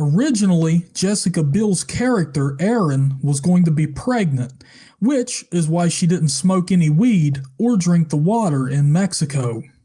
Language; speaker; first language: English; native; English